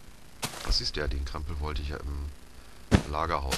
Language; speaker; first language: German; native; German